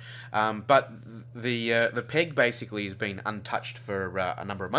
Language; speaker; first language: English; native; English